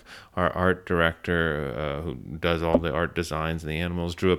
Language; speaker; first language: English; native; English